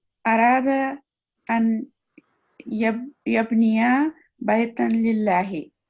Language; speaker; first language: Arabic; non-native, learner; Urdu